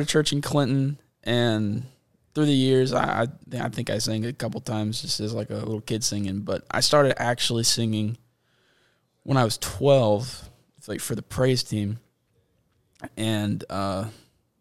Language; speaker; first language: English; native; English